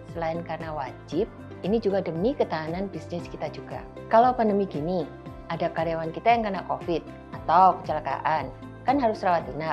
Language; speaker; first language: Indonesian; native; Indonesian